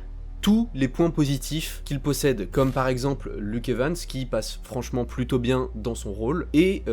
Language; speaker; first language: French; native; French